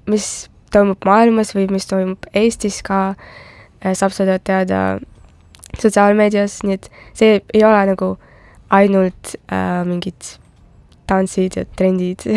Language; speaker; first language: Estonian; non-native, local second language; Russian